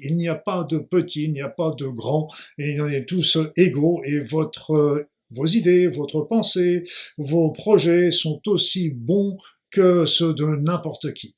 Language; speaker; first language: French; native; French